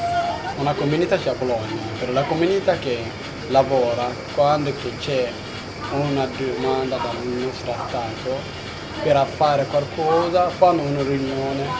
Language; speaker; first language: Italian; non-native, learner; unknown